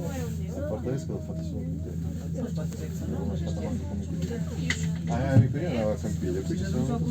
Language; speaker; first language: Italian; native; Italian